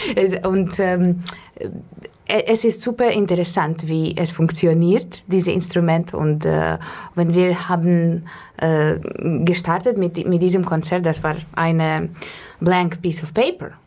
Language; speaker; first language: German; non-native, learner; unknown